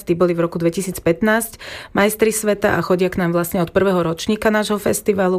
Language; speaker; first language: Slovak; native; Slovak